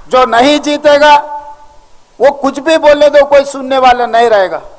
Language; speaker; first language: Hindi; non-native, local second language; Telugu